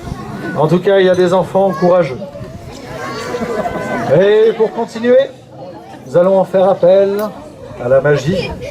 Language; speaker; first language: French; native; French